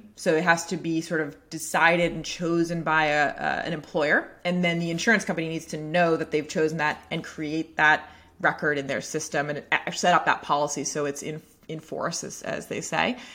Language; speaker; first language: English; native; English